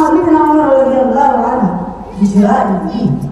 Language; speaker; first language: Arabic; non-native, learner; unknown